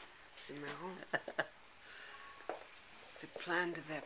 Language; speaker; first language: French; non-native, learner; English